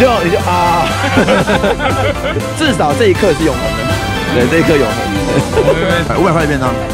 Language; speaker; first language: Chinese; native; Chinese